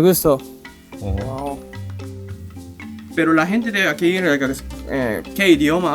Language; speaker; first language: Spanish; non-native, learner; Japanese